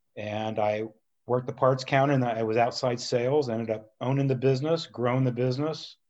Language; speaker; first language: English; native; English